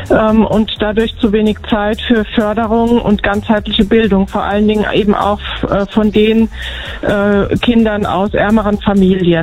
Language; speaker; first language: German; native; German